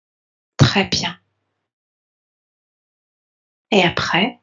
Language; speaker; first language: French; native; French